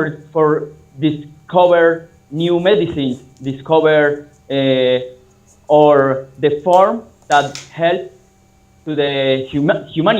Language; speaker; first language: English; non-native, learner; Spanish